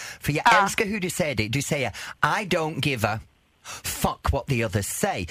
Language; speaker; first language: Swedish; non-native, fluent; English